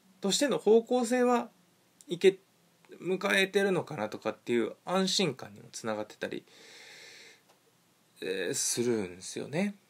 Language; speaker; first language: Japanese; native; Japanese